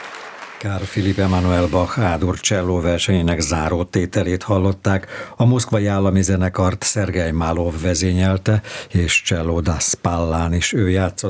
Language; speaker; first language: Hungarian; native; Hungarian